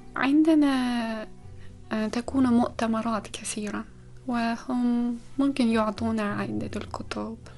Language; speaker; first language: Arabic; non-native, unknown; Uzbek